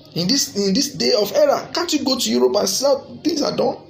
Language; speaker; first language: English; non-native, local second language; Yoruba